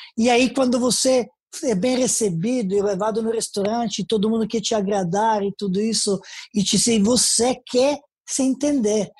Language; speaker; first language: Portuguese; non-native, fluent; Serbian